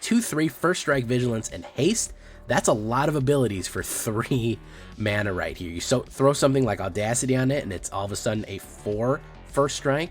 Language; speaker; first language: English; native; English